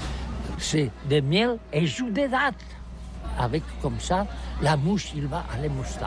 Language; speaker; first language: French; non-native, learner; Catalan